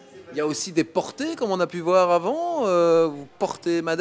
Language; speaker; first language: French; native; French